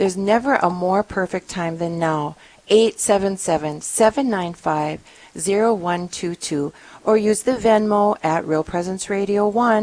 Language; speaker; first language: English; native; English